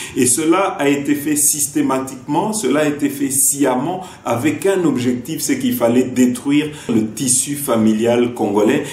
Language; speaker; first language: French; non-native, local second language; Lingala